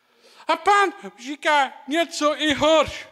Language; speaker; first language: Czech; non-native, learner; English